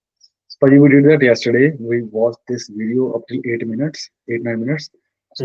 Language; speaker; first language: English; non-native, fluent; Punjabi